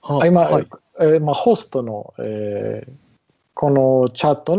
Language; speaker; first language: Japanese; non-native, learner; English